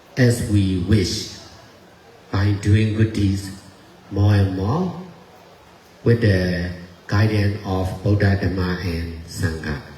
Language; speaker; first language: English; non-native, fluent; Burmese